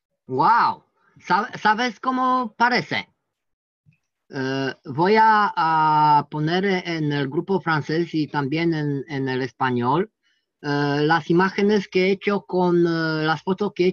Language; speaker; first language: Spanish; non-native, learner; French